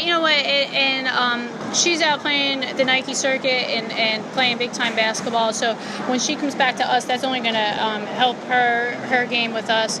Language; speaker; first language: English; native; English